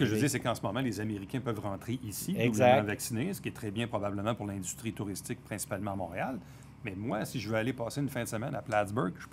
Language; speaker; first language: French; native; French